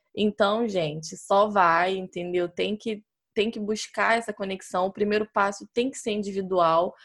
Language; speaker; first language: Portuguese; native; Portuguese